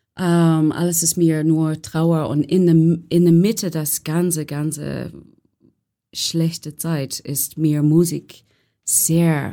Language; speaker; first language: German; non-native, learner; English